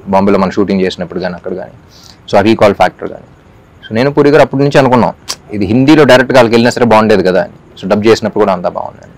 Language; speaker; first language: Telugu; native; Telugu